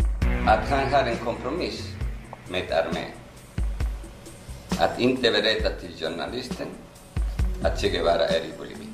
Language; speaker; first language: Swedish; non-native, learner; Spanish